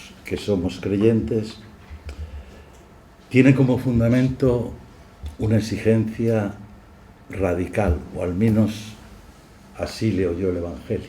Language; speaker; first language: Spanish; native; Spanish